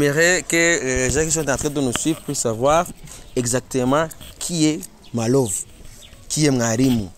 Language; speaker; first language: French; non-native, learner; Rundi